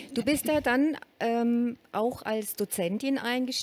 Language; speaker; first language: German; native; German